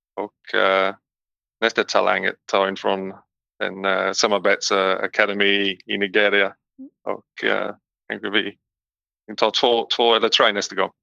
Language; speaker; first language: Swedish; non-native, learner; English